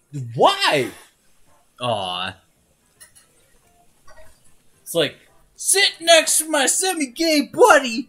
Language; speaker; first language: English; native; English